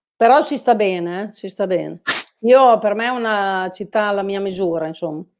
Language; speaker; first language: Italian; native; Italian